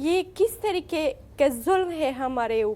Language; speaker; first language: Hindi; non-native, learner; Persian